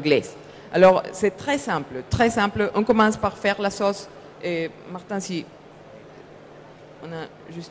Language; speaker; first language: French; non-native, fluent; Spanish